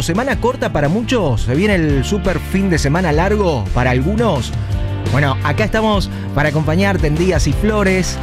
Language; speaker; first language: Spanish; native; Spanish